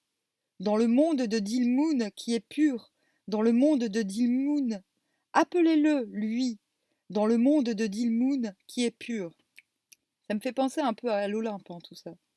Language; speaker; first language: French; native; French